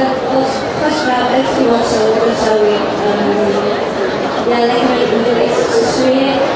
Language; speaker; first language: Dutch; non-native, learner; Indonesian